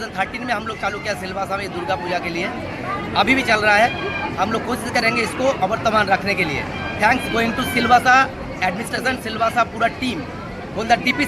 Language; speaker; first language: Hindi; non-native, local second language; Bangla